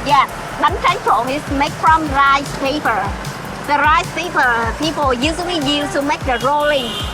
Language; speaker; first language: English; non-native, learner; Vietnamese